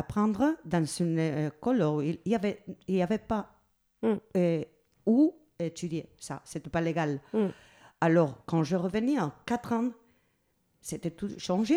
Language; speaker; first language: French; non-native, learner; Spanish